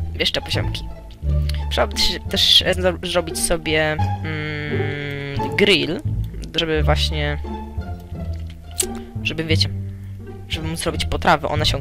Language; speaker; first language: Polish; native; Polish